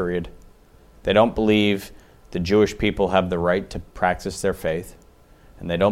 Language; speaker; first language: English; native; English